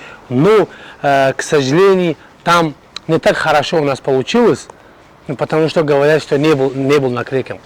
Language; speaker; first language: Russian; non-native, fluent; Tajik